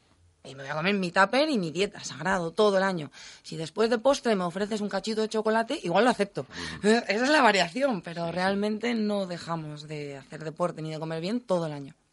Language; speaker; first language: Spanish; native; Spanish